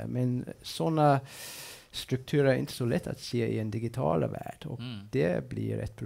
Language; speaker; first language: Swedish; non-native, fluent; English